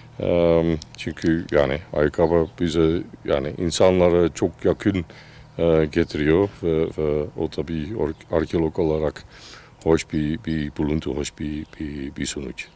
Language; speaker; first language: Turkish; non-native, fluent; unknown